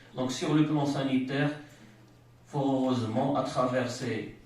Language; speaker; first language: French; non-native, local second language; Arabic